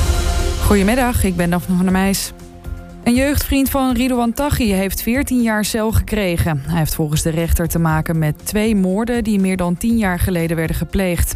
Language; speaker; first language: Dutch; native; Dutch